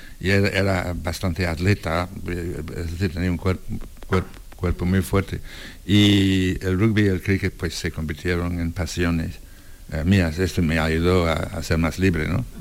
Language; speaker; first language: Spanish; non-native, fluent; English